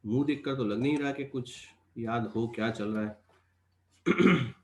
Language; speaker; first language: Hindi; non-native, local second language; Gujarati